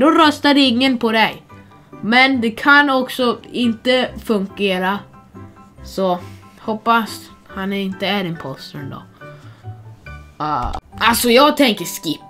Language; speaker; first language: Swedish; non-native, fluent; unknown